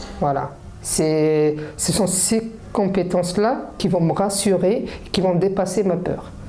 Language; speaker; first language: French; early bilingual, other home language; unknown